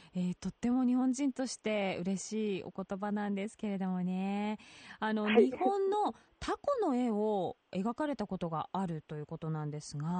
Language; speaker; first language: Japanese; native; Japanese